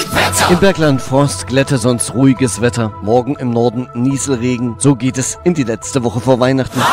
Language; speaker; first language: German; native; German